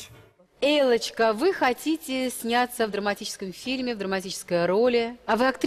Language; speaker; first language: Russian; native; Russian